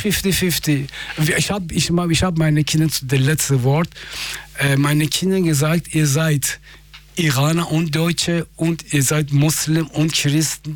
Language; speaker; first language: German; non-native, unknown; Persian